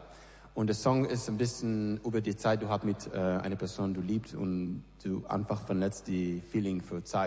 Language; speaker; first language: German; non-native, learner; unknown